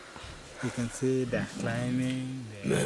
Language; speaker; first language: English; non-native, local second language; Kinyarwanda